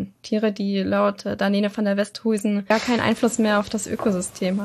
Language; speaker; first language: German; native; German